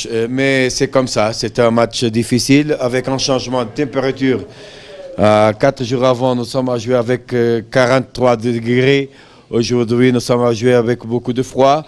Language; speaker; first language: French; non-native, fluent; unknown